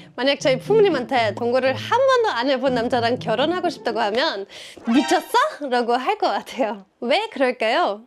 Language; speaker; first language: Korean; non-native, fluent; German